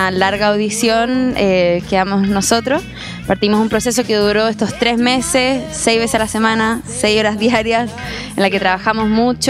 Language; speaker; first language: Spanish; native; Spanish